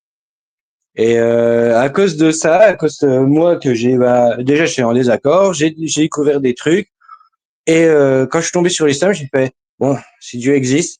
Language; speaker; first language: French; native; French